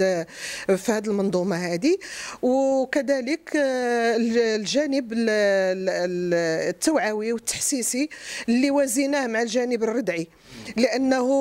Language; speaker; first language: Arabic; native; Arabic